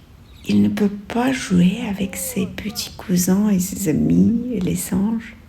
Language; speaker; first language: French; non-native, fluent; Russian